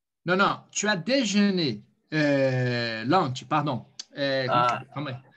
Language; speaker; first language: French; non-native, fluent; Portuguese